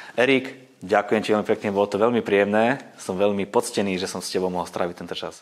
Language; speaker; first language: Slovak; native; Slovak